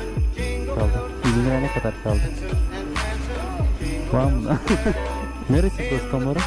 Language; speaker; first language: Turkish; native; Turkish